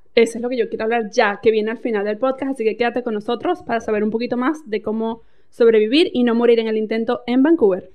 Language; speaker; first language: Spanish; native; Spanish